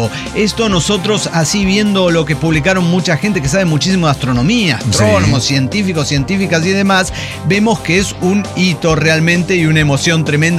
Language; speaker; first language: Spanish; native; Spanish